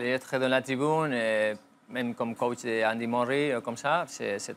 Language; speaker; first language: French; non-native, fluent; Spanish